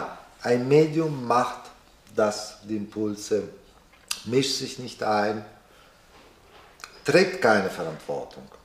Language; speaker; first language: German; non-native, fluent; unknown